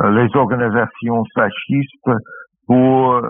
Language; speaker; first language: French; non-native, learner; English